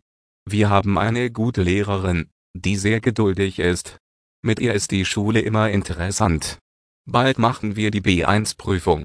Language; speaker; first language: German; non-native, learner; Bulgarian